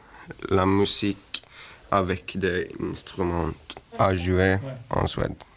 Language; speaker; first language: French; non-native, learner; Swedish